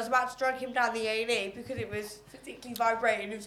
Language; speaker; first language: English; native; English